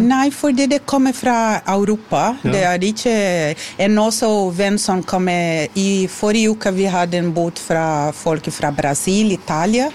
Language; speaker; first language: Norwegian; non-native, learner; Portuguese